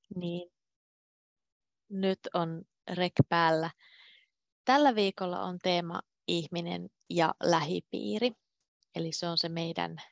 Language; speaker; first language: Finnish; native; Finnish